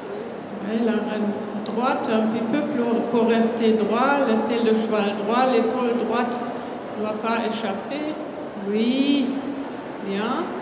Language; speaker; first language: French; non-native, fluent; German